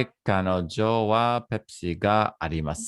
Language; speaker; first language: Japanese; non-native, learner; English